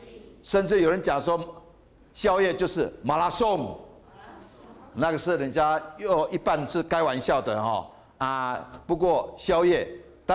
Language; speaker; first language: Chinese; non-native, local second language; Amis